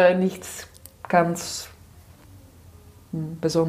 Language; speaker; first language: German; non-native, fluent; Dutch